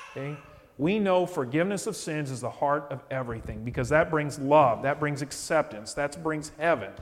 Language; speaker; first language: English; native; English